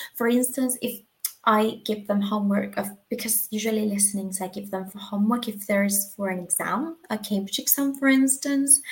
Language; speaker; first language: English; non-native, fluent; Spanish